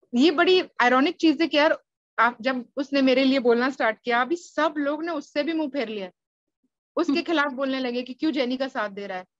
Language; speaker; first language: Hindi; native; Hindi